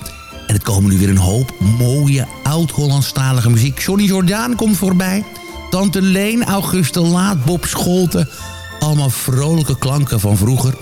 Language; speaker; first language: Dutch; native; Dutch